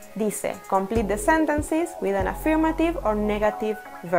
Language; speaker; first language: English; non-native, fluent; Spanish